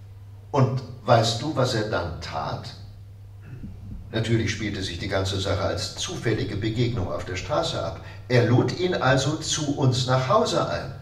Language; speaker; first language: German; native; German